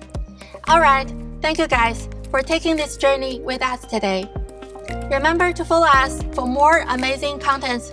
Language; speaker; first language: English; non-native, fluent; Chinese